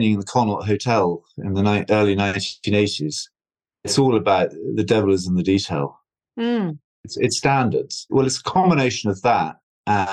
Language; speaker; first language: English; native; English